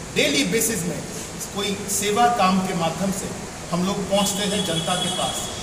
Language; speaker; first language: Hindi; non-native, local second language; Bangla